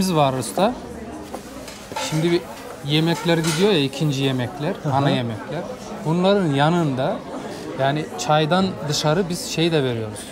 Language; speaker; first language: Turkish; early bilingual, heritage; Turkish